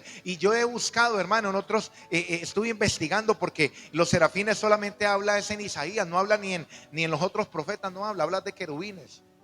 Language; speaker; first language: Spanish; native; Spanish